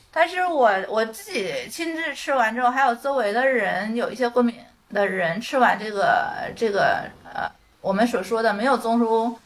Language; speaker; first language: Chinese; native; Chinese